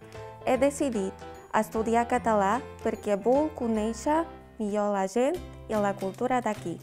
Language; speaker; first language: Catalan; non-native, learner; Polish